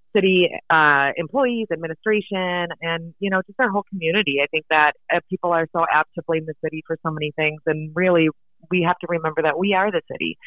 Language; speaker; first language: English; native; English